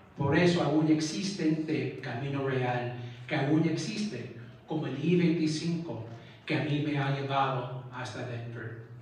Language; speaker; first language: Spanish; early bilingual, heritage; Spanish